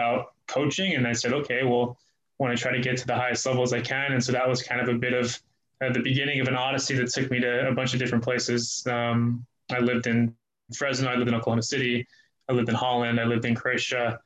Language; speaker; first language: English; native; English